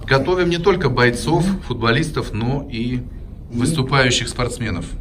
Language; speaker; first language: Russian; native; Russian